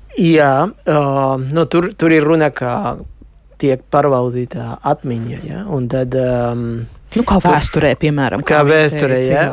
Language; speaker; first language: Latvian; non-native, local second language; Russian